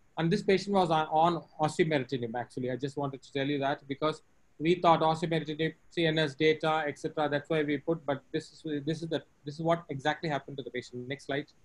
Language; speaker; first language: English; non-native, local second language; Tamil